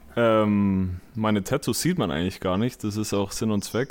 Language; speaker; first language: German; native; German